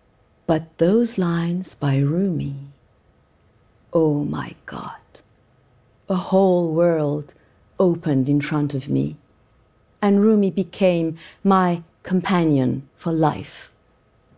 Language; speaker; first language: English; non-native, fluent; Persian